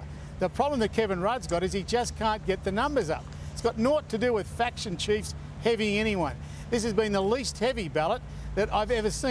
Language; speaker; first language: English; native; English